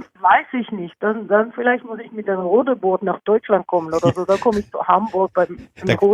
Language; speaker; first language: German; non-native, fluent; Norwegian